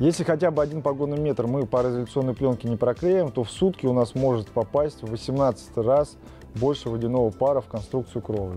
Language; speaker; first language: Russian; native; Russian